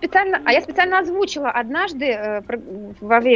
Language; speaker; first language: Russian; native; Russian